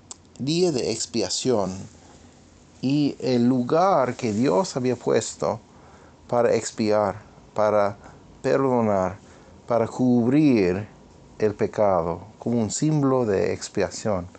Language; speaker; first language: Spanish; non-native, fluent; English